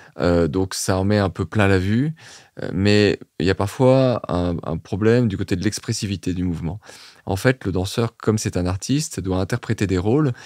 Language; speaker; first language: French; native; French